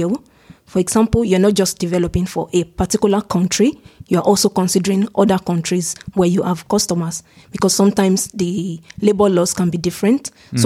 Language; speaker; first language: English; non-native, local second language; Yoruba